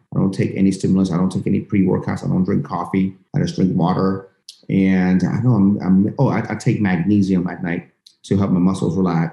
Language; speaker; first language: English; early bilingual, other home language; Persian